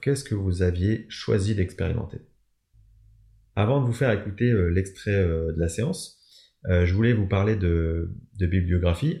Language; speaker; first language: French; native; French